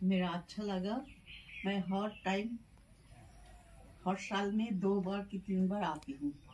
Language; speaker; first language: Hindi; non-native, local second language; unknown